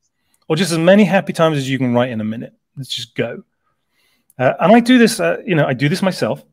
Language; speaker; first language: English; native; English